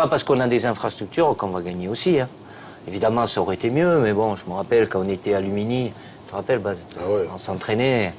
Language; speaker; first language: French; native; French